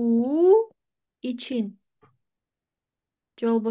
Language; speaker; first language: Turkish; non-native, fluent; Kyrgyz